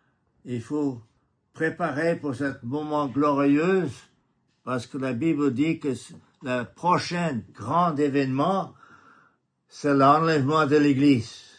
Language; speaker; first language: French; non-native, fluent; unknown